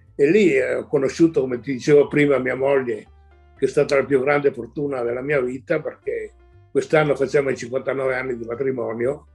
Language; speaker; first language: Italian; native; Italian